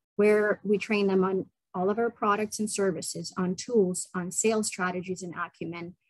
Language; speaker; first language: English; non-native, fluent; Ukrainian